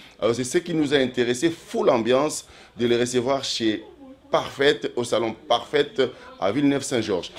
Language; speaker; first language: French; non-native, local second language; Lingala